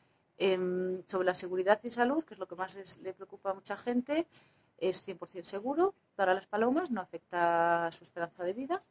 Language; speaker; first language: Spanish; native; Spanish